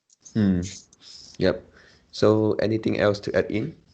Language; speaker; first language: English; non-native, learner; Chinese